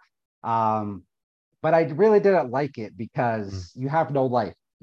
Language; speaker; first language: English; native; English